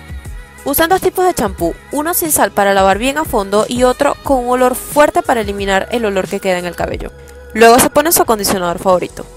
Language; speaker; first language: Spanish; native; Spanish